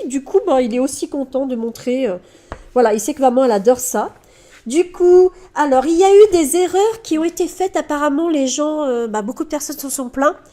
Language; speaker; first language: French; native; French